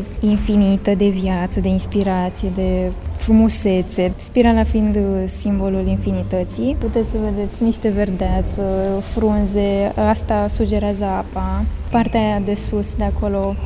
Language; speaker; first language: Romanian; native; Romanian